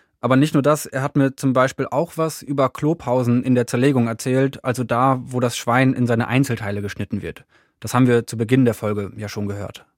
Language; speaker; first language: German; native; German